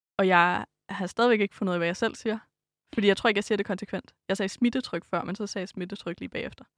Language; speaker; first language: Danish; native; Danish